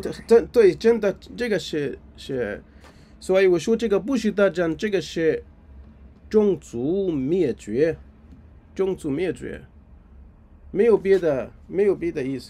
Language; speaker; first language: Chinese; non-native, fluent; Arabic